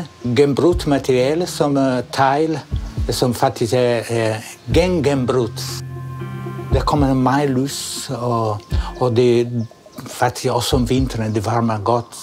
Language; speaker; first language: Danish; non-native, fluent; Italian